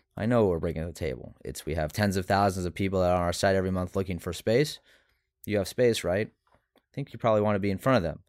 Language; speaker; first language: English; native; English